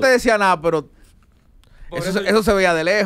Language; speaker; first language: Spanish; native; Spanish